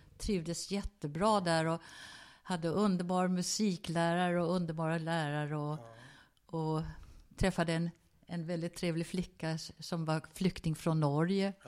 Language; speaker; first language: Swedish; early bilingual, other home language; German